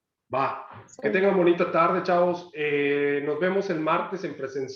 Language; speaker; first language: Spanish; native; Spanish